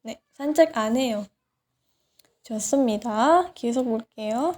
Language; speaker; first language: Korean; non-native, fluent; Indonesian